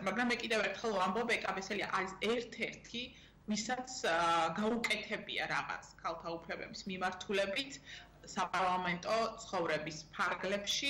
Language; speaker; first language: Georgian; native; Georgian